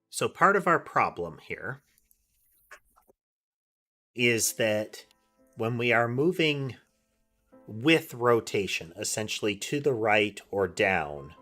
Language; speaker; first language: English; native; English